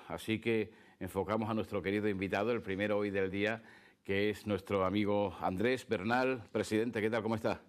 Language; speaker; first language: Spanish; native; Spanish